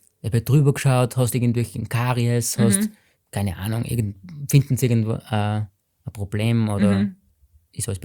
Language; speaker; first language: German; native; German